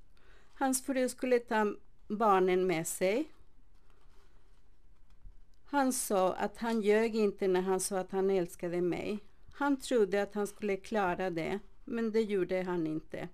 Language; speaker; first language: Swedish; non-native, fluent; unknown